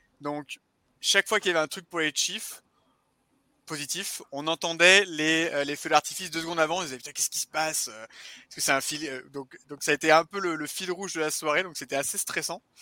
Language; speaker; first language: French; native; French